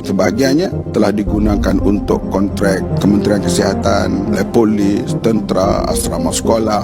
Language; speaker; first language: Malay; native; Malay